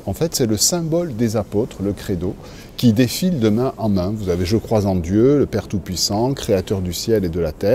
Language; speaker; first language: French; native; French